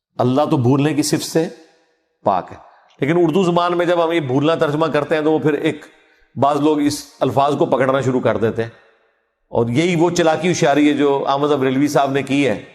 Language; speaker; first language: Urdu; non-native, local second language; Punjabi